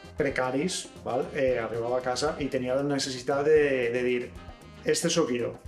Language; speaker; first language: Catalan; native; Catalan